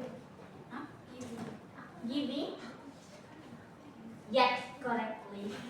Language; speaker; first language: English; non-native, learner; Indonesian